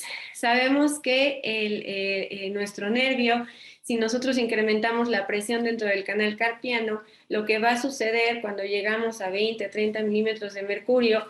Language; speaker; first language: Spanish; native; Spanish